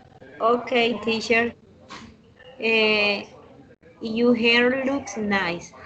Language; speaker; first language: English; non-native, learner; Spanish